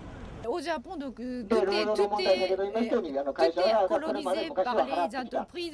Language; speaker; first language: French; non-native, fluent; Japanese